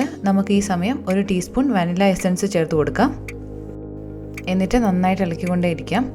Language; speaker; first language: Malayalam; native; Malayalam